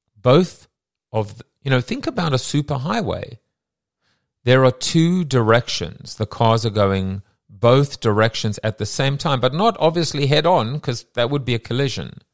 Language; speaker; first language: English; native; English